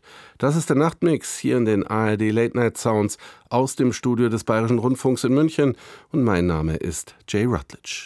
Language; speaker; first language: German; native; German